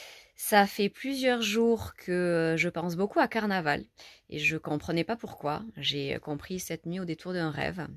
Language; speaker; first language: French; native; French